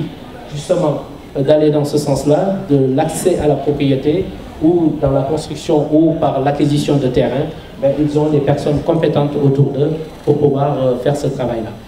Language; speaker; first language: French; non-native, local second language; Wolof